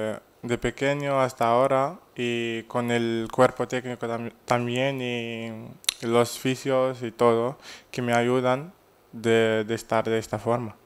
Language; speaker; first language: Spanish; non-native, fluent; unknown